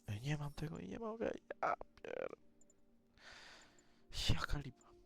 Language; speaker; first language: Polish; native; Polish